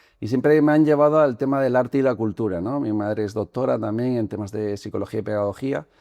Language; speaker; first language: Spanish; native; Spanish